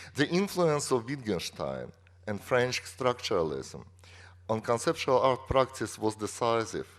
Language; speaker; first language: English; non-native, fluent; Russian